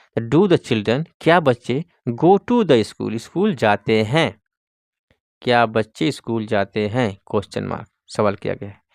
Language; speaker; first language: Hindi; native; Hindi